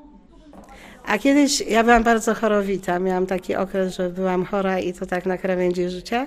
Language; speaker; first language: Polish; native; Polish